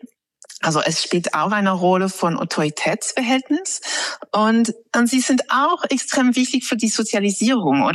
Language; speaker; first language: German; non-native, fluent; English